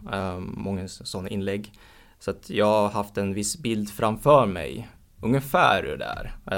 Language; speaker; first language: Swedish; early bilingual, heritage; Swedish